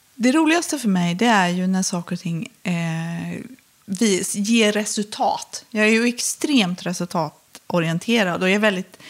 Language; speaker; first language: Swedish; native; Swedish